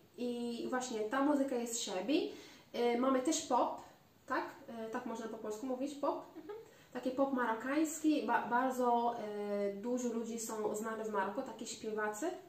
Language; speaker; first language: Polish; non-native, learner; Arabic